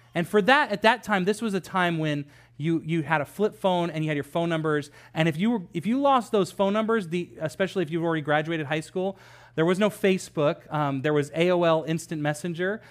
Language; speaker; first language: English; native; English